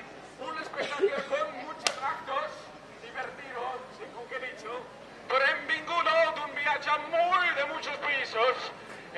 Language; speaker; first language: Spanish; non-native, learner; Dutch